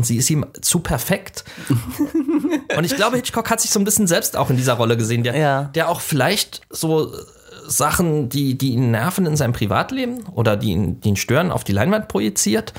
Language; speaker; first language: German; native; German